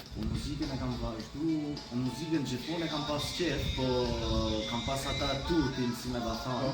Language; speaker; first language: Albanian; early bilingual, heritage; Albanian